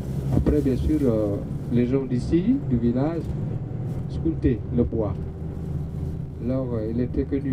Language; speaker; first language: French; non-native, learner; Balinese